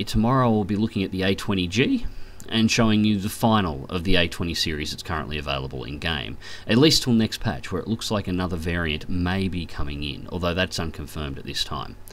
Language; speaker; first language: English; native; English